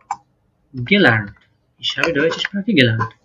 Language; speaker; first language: German; non-native, fluent; Bangla